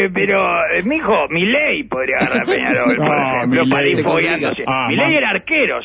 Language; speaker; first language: Spanish; native; Spanish